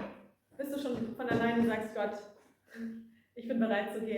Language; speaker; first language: German; native; German